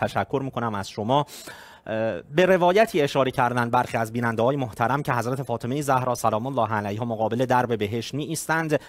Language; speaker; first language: Persian; native; Persian